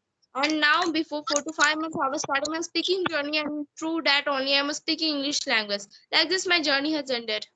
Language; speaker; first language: English; non-native, learner; Hindi